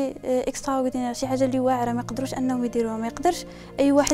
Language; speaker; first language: Arabic; native; Arabic